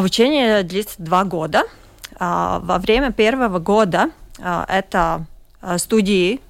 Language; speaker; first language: Russian; non-native, local second language; Latvian